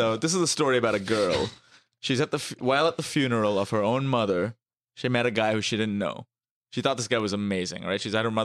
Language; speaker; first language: English; non-native, local second language; Hindi